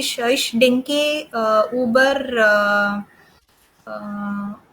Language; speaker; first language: German; non-native, learner; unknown